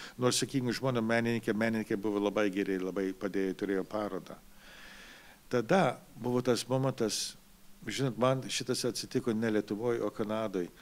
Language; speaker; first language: Lithuanian; early bilingual, heritage; Lithuanian